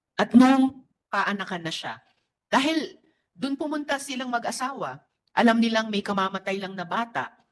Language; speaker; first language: Filipino; native; Filipino